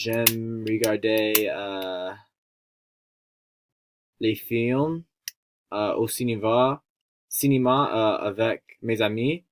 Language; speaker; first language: French; non-native, learner; English